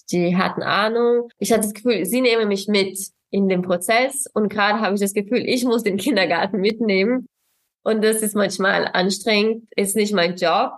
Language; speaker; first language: German; non-native, fluent; Portuguese